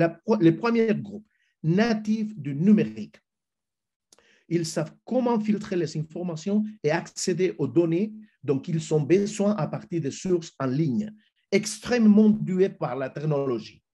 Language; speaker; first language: French; non-native, fluent; Spanish